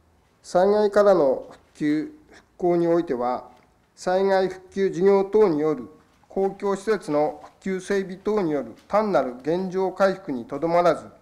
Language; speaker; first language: Japanese; native; Japanese